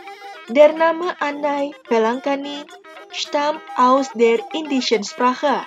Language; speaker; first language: German; non-native, fluent; Indonesian